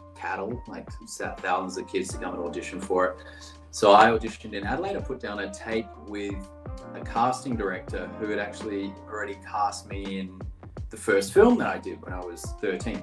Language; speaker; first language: English; early bilingual, other home language; Portuguese